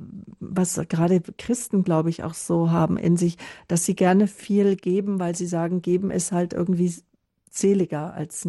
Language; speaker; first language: German; native; German